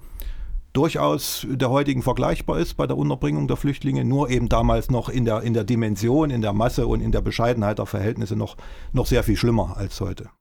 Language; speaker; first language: German; native; German